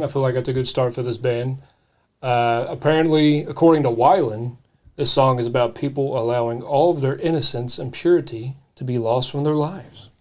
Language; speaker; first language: English; native; English